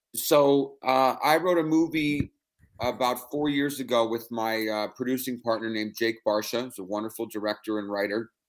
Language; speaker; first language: English; native; English